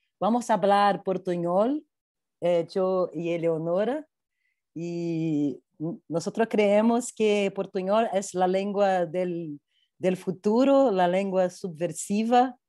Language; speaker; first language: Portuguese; non-native, learner; Spanish